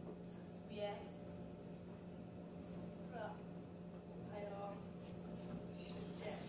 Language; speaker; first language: Chinese; early bilingual, heritage; English